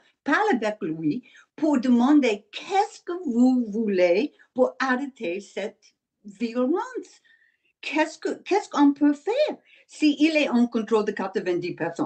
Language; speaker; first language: French; non-native, learner; English